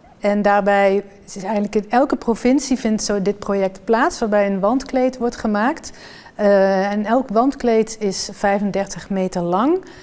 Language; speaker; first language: Dutch; native; Dutch